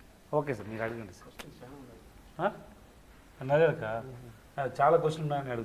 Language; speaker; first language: Telugu; non-native, learner; Tamil